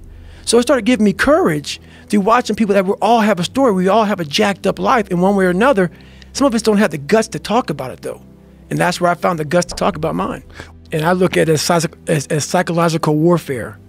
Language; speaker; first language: English; native; English